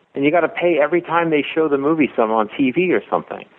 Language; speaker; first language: English; native; English